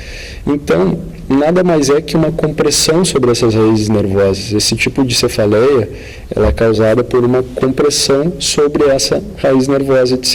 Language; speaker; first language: Portuguese; native; Portuguese